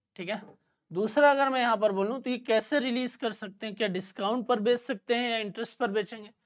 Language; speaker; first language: Hindi; native; Hindi